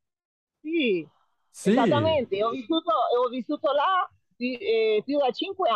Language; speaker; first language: Italian; non-native, fluent; Spanish